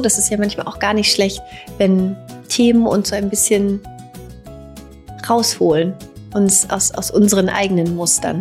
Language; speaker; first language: German; native; German